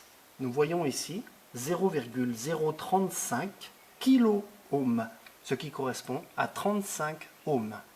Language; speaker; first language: French; native; French